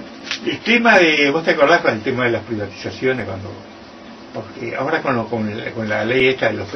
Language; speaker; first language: Spanish; native; Spanish